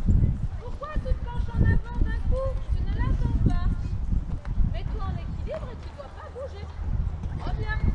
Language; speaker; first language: French; native; French